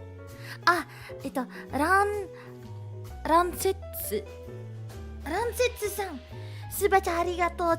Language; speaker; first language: Japanese; non-native, learner; Indonesian